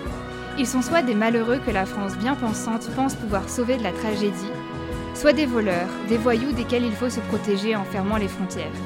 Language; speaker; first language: French; native; French